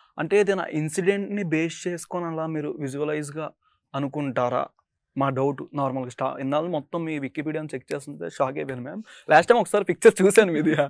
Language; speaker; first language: Telugu; native; Telugu